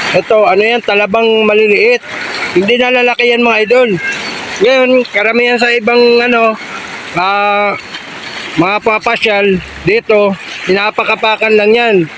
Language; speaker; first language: Filipino; non-native, local second language; Cebuano